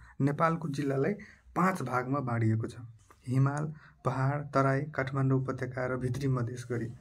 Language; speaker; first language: Nepali; non-native, local second language; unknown